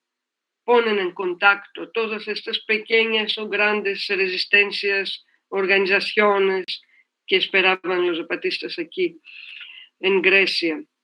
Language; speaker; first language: Spanish; non-native, fluent; Greek